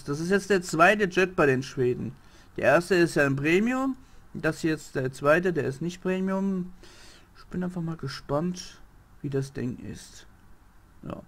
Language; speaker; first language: German; native; German